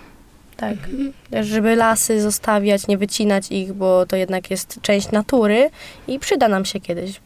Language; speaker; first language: Polish; native; Polish